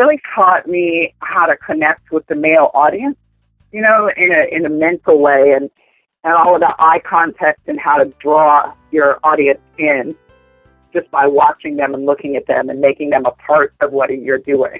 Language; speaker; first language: English; native; English